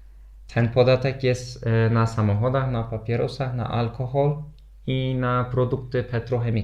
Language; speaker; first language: Polish; non-native, fluent; Turkish